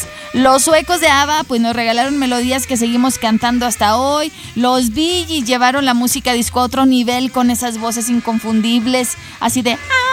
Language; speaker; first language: Spanish; native; Spanish